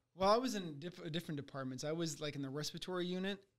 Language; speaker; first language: English; early bilingual, other home language; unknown